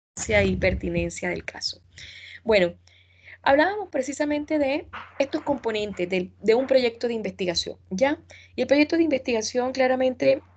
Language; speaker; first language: Spanish; native; Spanish